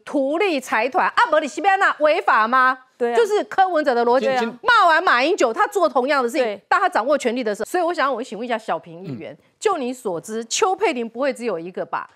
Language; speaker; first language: Chinese; native; Chinese